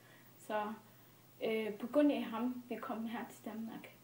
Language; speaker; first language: Danish; non-native, fluent; Burmese